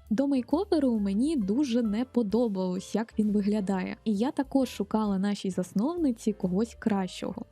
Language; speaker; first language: Ukrainian; non-native, local second language; Russian